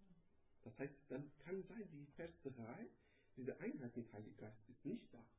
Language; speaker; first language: German; non-native, learner; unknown